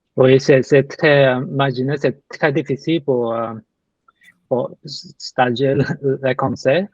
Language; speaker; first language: French; non-native, learner; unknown